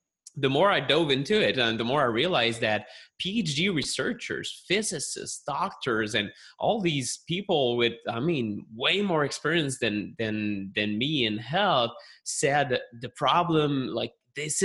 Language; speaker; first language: English; non-native, fluent; French